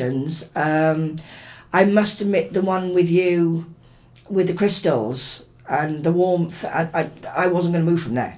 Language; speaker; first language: English; native; English